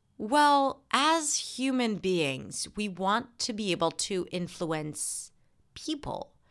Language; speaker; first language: English; non-native, fluent; Hebrew